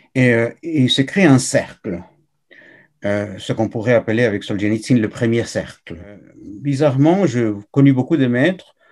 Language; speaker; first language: French; non-native, fluent; Spanish